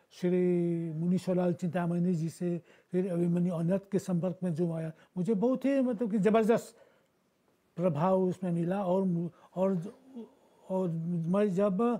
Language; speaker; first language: Hindi; early bilingual, heritage; Bhojpuri